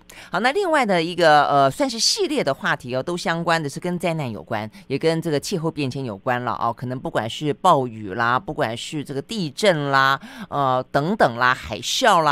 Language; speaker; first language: Chinese; native; Chinese